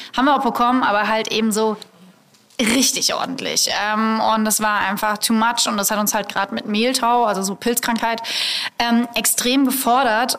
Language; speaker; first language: German; native; German